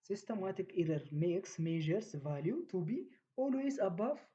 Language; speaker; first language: English; non-native, local second language; Amharic